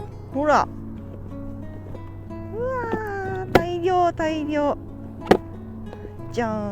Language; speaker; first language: Japanese; native; Japanese